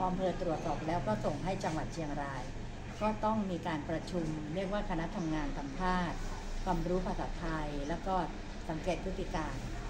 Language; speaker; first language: Thai; native; Thai